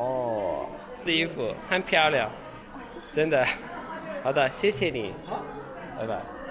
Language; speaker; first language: Chinese; non-native, learner; Turkish